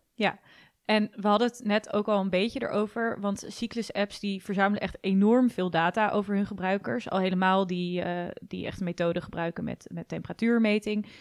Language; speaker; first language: Dutch; native; Dutch